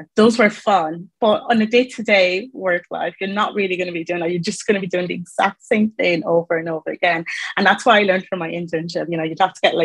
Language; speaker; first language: English; native; English